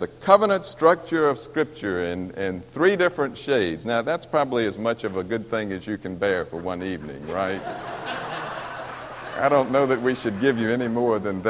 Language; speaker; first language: English; native; English